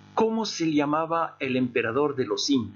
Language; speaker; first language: Spanish; non-native, fluent; French